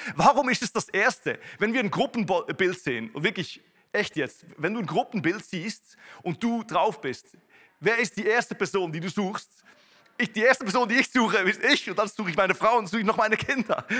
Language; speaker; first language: German; native; German